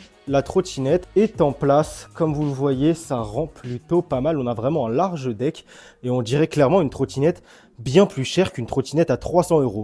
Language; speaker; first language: French; native; French